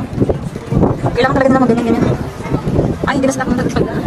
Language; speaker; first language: Filipino; native; Filipino